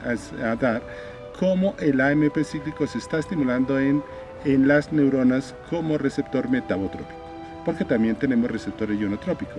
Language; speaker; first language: Spanish; native; Spanish